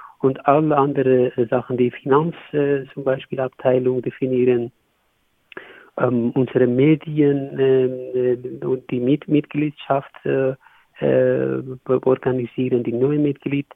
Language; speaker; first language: German; non-native, learner; Kurdish